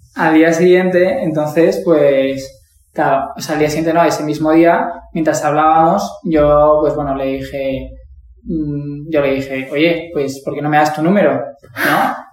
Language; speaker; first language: Spanish; native; Spanish